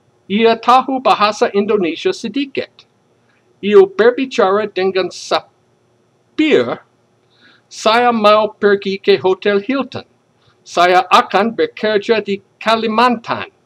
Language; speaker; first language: Indonesian; non-native, learner; English